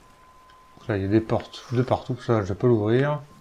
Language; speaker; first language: French; native; French